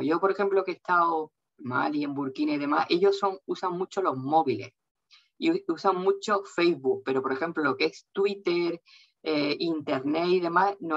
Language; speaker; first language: Spanish; native; Spanish